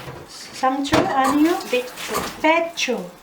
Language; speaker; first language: Korean; non-native, learner; Filipino